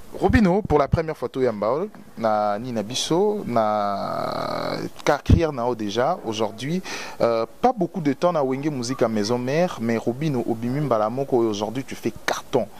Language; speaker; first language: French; non-native, local second language; Lingala